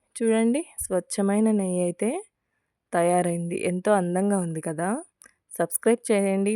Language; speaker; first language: Telugu; non-native, local second language; Urdu